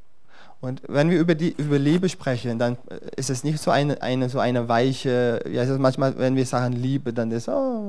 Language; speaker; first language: German; non-native, fluent; Dutch